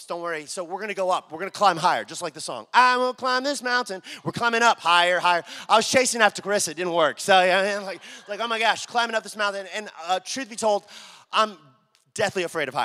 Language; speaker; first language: English; native; English